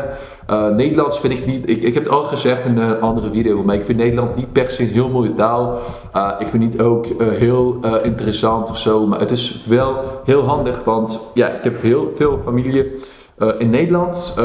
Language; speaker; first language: Dutch; early bilingual, heritage; Dutch